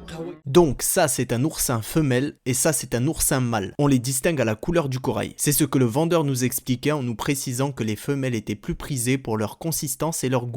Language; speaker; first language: French; native; French